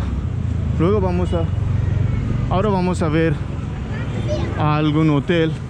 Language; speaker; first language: Spanish; non-native, learner; Hindi